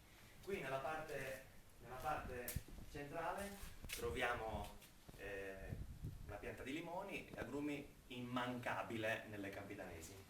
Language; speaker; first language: Italian; native; Italian